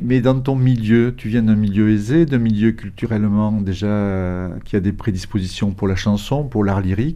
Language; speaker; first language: French; native; French